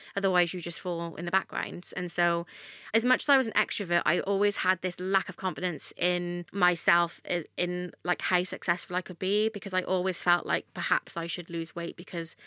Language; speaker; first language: English; native; English